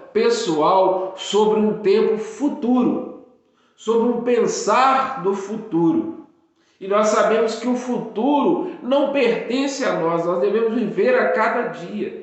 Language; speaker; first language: Portuguese; native; Portuguese